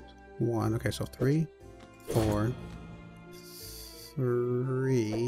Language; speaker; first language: English; native; English